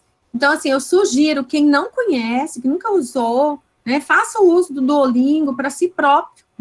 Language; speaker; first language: Portuguese; native; Portuguese